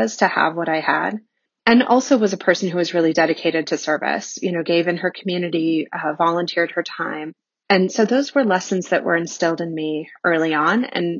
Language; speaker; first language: English; native; English